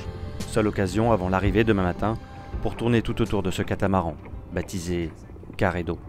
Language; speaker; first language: French; native; French